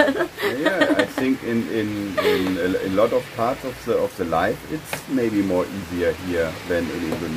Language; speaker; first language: English; non-native, fluent; German